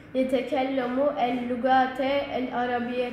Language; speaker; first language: Arabic; non-native, learner; Turkish